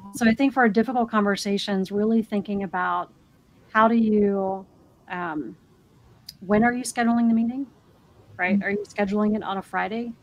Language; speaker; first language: English; native; English